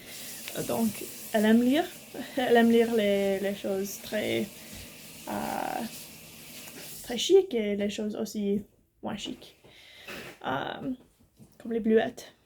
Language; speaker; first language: French; non-native, learner; English